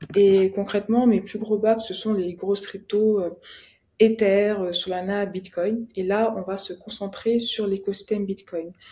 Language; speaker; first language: French; native; French